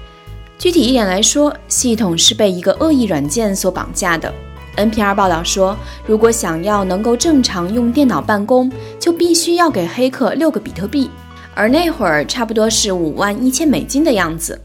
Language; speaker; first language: Chinese; native; Chinese